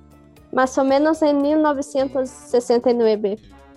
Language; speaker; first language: Spanish; non-native, learner; Portuguese